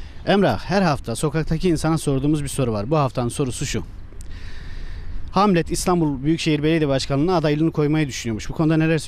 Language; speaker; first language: Turkish; native; Turkish